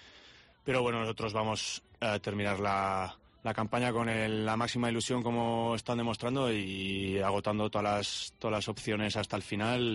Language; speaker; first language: Spanish; native; Spanish